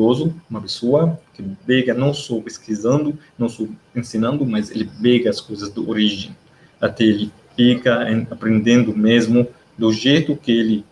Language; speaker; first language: Portuguese; non-native, learner; Arabic